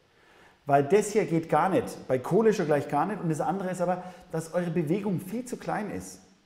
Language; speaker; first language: German; native; German